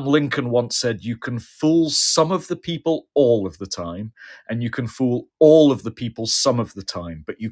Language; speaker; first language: English; native; English